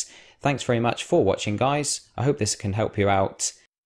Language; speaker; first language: English; native; English